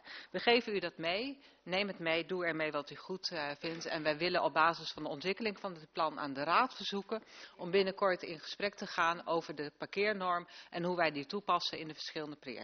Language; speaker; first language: Dutch; native; Dutch